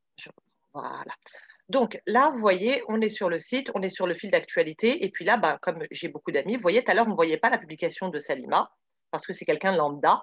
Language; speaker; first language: French; native; French